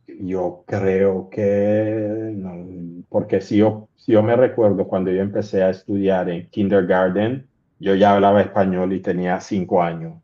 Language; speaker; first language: Spanish; non-native, local second language; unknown